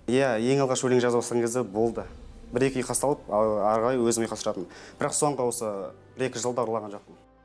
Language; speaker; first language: Kazakh; native; Kazakh